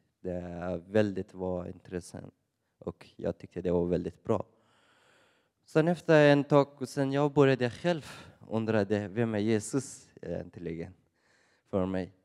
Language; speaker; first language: Swedish; non-native, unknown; Persian